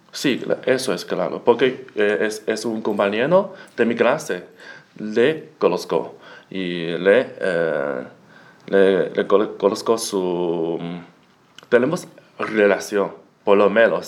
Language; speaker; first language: Spanish; non-native, learner; Chinese